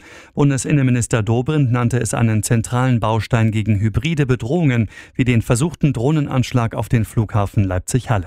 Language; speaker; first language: German; native; German